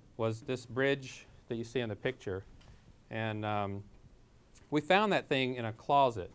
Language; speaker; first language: English; native; English